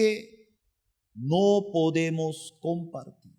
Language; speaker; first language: Spanish; non-native, fluent; Korean